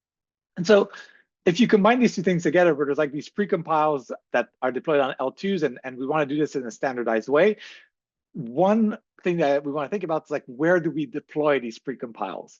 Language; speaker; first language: English; native; English